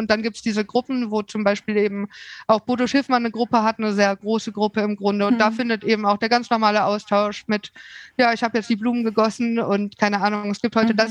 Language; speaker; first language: German; native; German